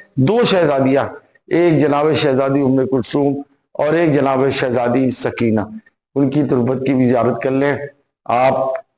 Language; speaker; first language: Urdu; native; Urdu